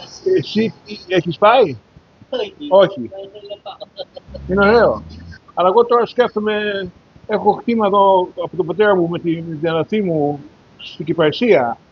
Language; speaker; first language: Greek; early bilingual, heritage; Greek